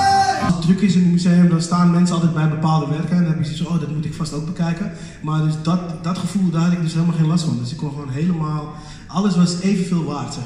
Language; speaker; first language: Dutch; native; Dutch